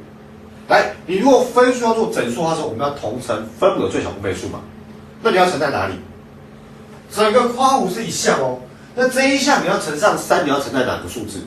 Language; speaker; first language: Chinese; native; Chinese